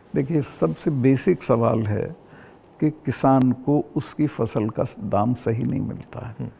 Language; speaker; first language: Hindi; native; Hindi